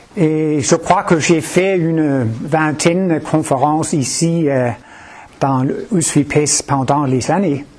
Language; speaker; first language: French; non-native, fluent; Danish